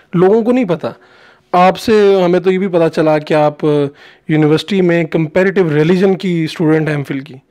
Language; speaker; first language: Urdu; non-native, local second language; Punjabi